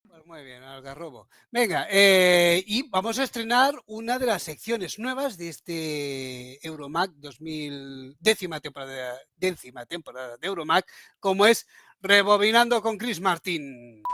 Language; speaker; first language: Spanish; native; Spanish